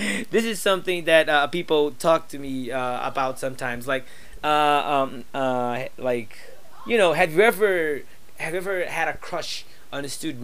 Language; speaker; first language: English; non-native, fluent; Portuguese